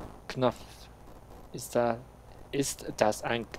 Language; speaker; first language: German; non-native, learner; Spanish